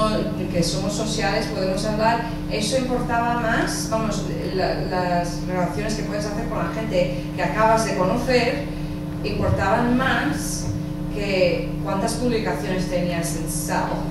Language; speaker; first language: Spanish; early bilingual, heritage; English